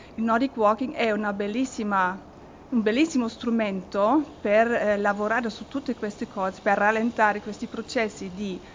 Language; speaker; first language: Italian; non-native, fluent; German